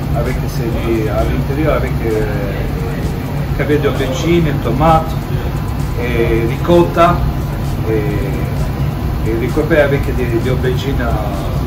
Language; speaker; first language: French; non-native, learner; Italian